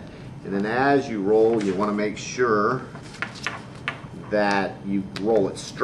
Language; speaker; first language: English; native; English